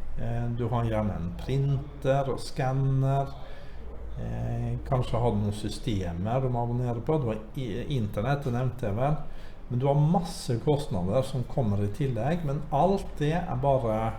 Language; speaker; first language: Norwegian; native; Norwegian